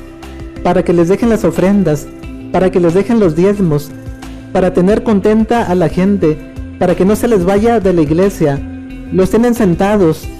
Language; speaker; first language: Spanish; native; Spanish